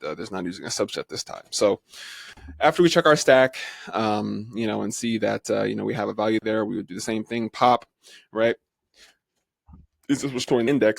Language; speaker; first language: English; native; English